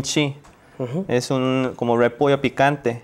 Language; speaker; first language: Spanish; non-native, learner; Korean